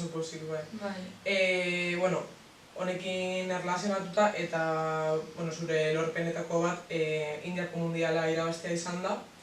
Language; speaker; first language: Basque; non-native, local second language; Spanish